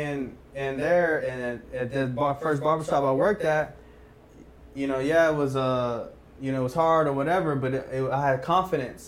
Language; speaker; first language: English; native; English